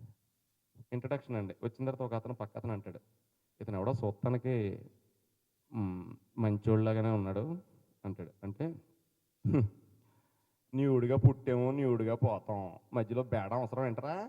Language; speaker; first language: Telugu; native; Telugu